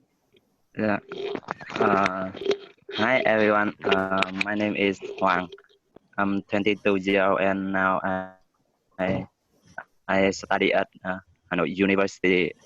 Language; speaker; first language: English; non-native, learner; Vietnamese